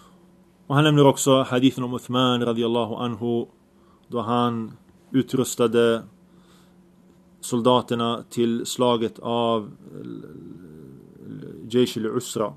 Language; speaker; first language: Swedish; early bilingual, other home language; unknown